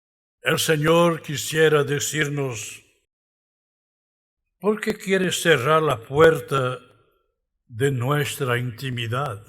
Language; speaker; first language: Spanish; non-native, fluent; Portuguese